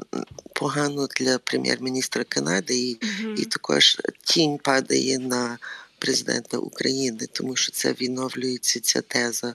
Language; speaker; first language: Ukrainian; early bilingual, heritage; Ukrainian